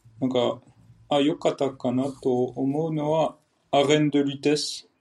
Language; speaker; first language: Japanese; non-native, fluent; French